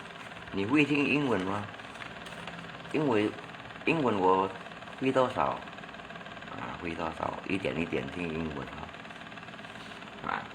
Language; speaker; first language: Chinese; non-native, learner; Hakka Chinese